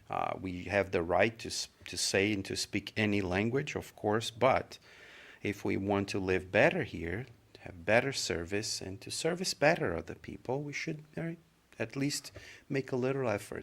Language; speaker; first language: English; non-native, fluent; Portuguese